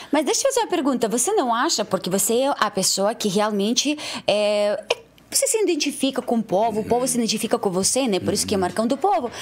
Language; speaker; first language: Portuguese; non-native, fluent; Russian